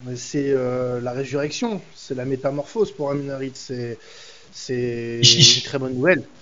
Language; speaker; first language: French; native; French